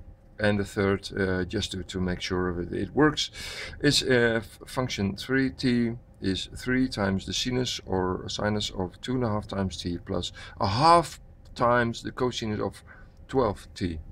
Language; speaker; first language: English; non-native, fluent; Dutch